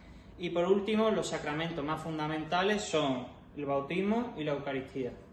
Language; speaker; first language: Spanish; native; Spanish